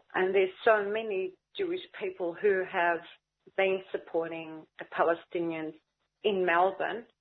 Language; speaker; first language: English; native; English